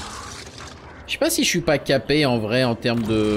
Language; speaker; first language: French; native; French